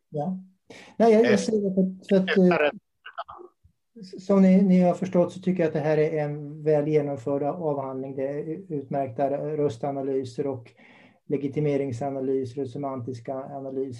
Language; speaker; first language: Swedish; native; Swedish